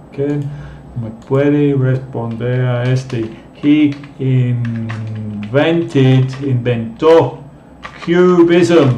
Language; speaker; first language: Spanish; non-native, fluent; English